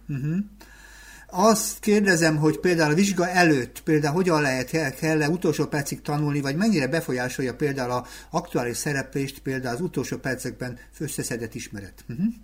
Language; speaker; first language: Hungarian; native; Hungarian